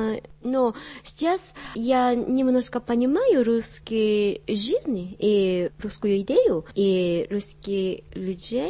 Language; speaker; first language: Russian; non-native, learner; Japanese